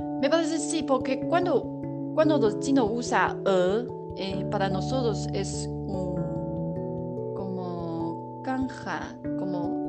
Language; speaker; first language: Spanish; non-native, learner; Chinese